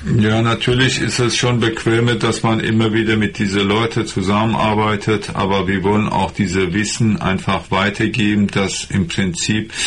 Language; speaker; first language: German; non-native, fluent; Persian